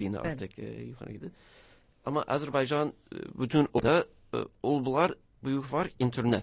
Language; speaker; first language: Azerbaijani; non-native, learner; English